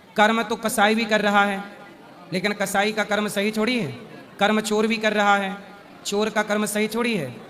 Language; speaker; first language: Hindi; native; Hindi